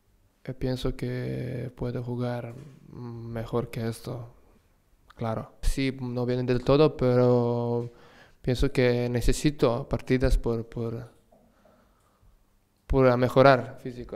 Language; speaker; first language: Spanish; non-native, learner; Serbian